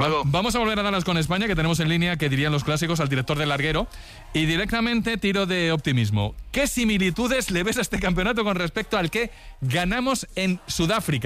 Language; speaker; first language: Spanish; native; Spanish